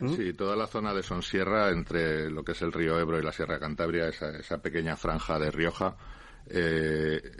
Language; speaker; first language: Spanish; native; Spanish